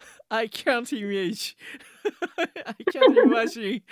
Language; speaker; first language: English; non-native, learner; Japanese